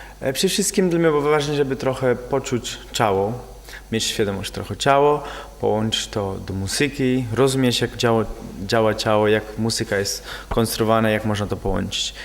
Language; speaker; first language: Polish; non-native, fluent; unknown